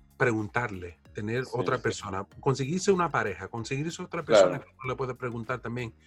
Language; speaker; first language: Spanish; early bilingual, heritage; Spanish